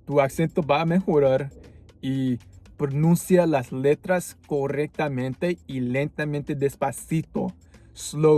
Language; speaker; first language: Spanish; early bilingual, heritage; English